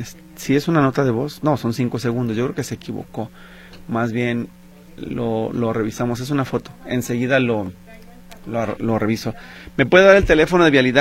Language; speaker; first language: Spanish; native; Spanish